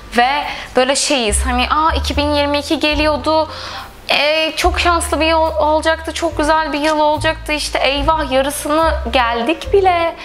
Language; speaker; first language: Turkish; native; Turkish